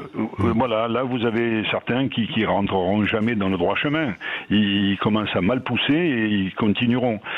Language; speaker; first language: French; native; French